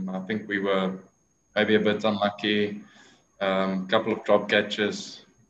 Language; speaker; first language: English; non-native, local second language; Afrikaans